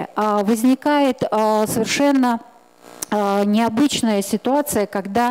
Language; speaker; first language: Russian; native; Russian